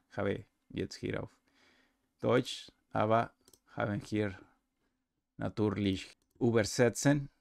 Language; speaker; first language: German; non-native, learner; Spanish